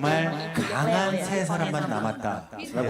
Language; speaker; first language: Korean; native; Korean